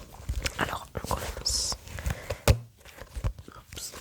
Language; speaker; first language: French; non-native, learner; German